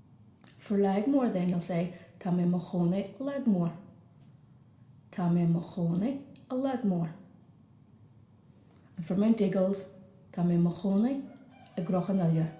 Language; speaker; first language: Irish; non-native, fluent; English